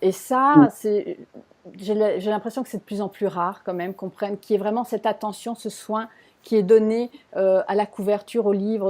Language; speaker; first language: French; native; French